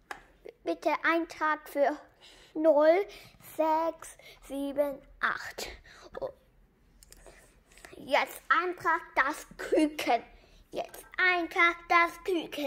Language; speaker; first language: German; early bilingual, other home language; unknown